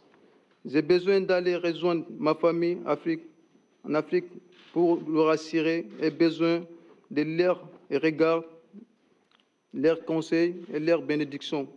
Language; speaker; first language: French; non-native, learner; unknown